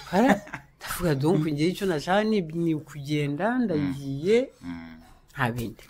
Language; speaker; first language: Kinyarwanda; early bilingual, heritage; Kinyarwanda